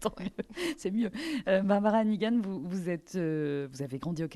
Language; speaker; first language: French; native; French